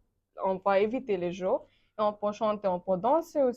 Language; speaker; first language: French; non-native, learner; Bangla